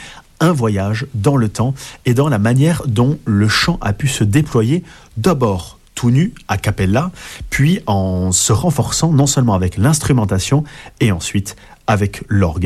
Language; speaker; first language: French; native; French